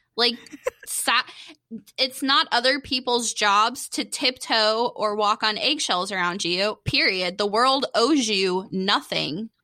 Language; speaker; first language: English; native; English